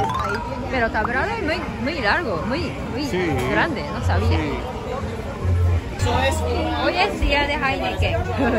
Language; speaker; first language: Spanish; non-native, learner; Japanese